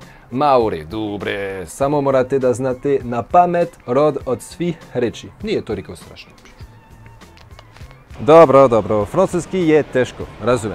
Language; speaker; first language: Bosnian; non-native, learner; French